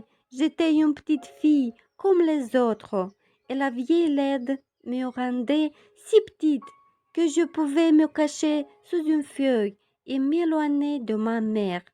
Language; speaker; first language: French; non-native, fluent; Romanian